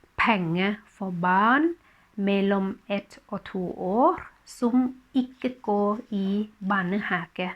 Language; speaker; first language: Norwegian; non-native, fluent; Thai